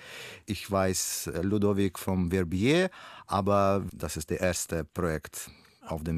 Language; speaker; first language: German; non-native, learner; Russian